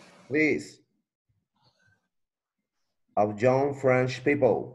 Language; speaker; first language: English; non-native, learner; Spanish